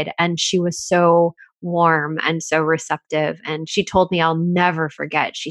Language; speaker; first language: English; native; English